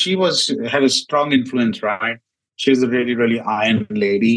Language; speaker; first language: English; non-native, local second language; Hindi